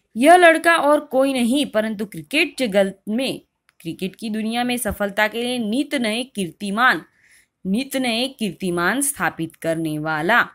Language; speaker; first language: Hindi; non-native, local second language; Gujarati